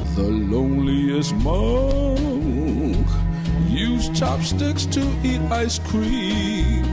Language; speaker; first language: English; non-native, fluent; Slovak